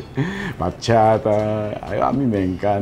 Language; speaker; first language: Spanish; non-native, fluent; Chinese